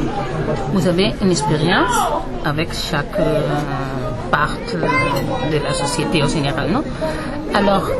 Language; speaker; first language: French; non-native, learner; Spanish